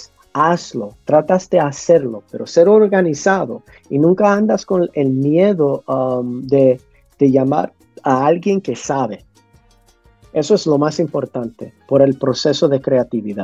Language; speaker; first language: Spanish; early bilingual, heritage; English